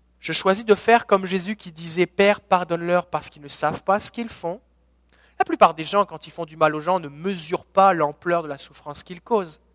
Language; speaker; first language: French; native; French